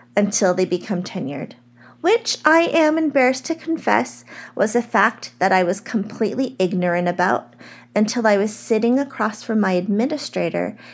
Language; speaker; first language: English; native; English